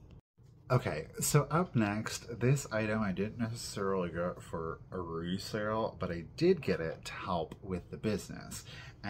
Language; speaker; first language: English; native; English